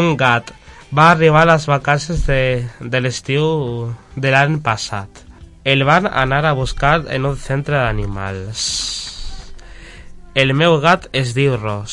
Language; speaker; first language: Catalan; non-native, local second language; Spanish